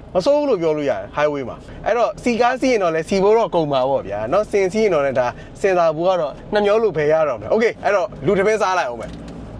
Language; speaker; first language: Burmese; native; Burmese